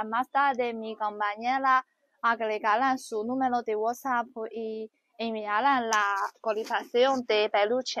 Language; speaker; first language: Spanish; non-native, learner; Chinese